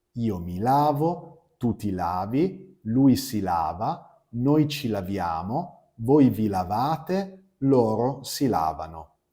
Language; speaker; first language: Italian; native; Italian